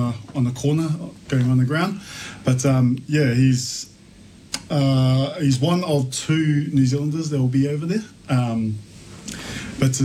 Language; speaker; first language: English; native; English